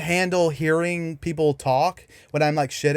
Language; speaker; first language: English; native; English